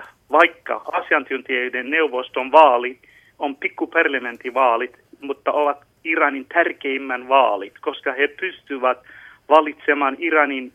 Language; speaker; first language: Finnish; non-native, fluent; Persian